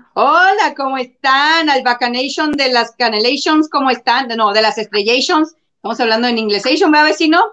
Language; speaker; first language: Spanish; native; Spanish